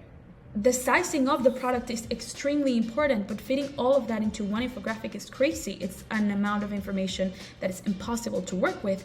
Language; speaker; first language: English; non-native, local second language; Spanish